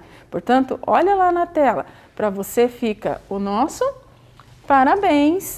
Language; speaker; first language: Portuguese; native; Portuguese